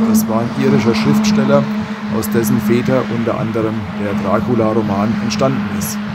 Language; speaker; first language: German; native; German